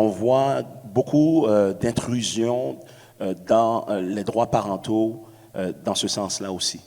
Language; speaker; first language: French; native; French